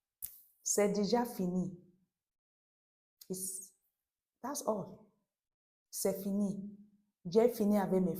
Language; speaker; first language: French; non-native, fluent; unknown